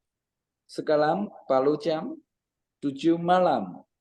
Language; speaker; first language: Indonesian; non-native, learner; Chinese